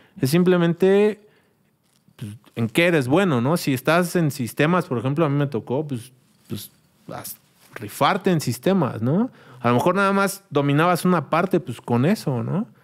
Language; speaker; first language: Spanish; native; Spanish